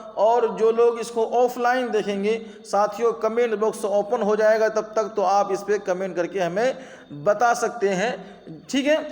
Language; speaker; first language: Urdu; native; Urdu